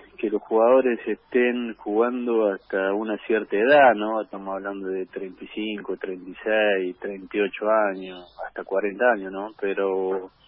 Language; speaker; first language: Spanish; native; Spanish